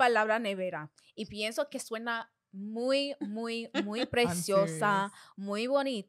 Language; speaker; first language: Spanish; non-native, learner; English